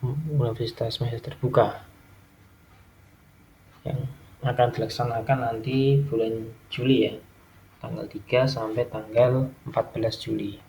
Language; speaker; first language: Indonesian; native; Indonesian